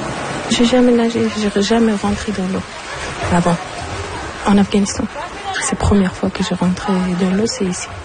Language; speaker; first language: French; non-native, learner; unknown